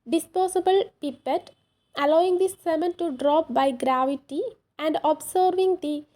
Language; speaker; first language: English; non-native, local second language; Malayalam